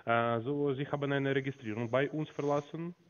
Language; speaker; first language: German; non-native, learner; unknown